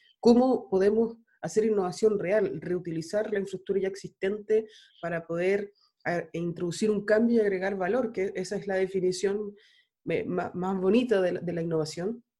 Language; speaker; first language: Spanish; native; Spanish